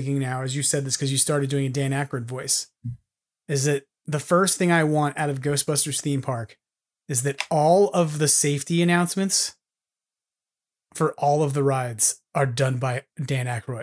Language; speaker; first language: English; native; English